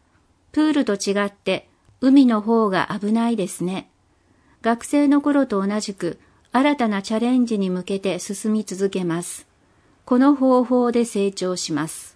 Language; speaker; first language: Japanese; non-native, fluent; English